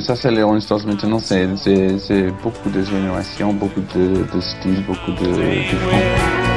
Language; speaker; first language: French; non-native, learner; English